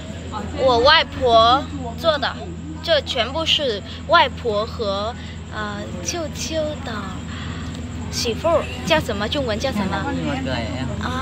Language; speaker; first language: Chinese; non-native, fluent; Vietnamese